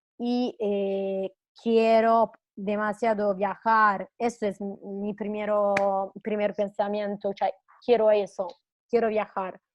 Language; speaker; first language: Spanish; non-native, fluent; Italian